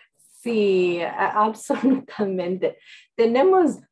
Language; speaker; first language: Spanish; early bilingual, heritage; English